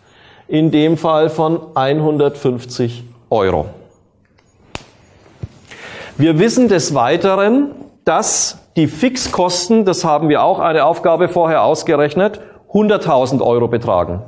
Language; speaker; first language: German; native; German